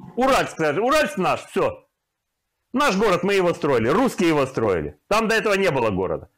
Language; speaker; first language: Russian; native; Russian